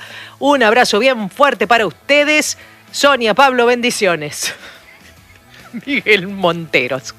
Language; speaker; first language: Spanish; native; Spanish